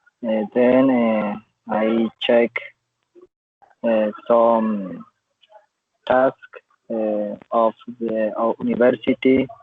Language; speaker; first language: English; non-native, learner; Spanish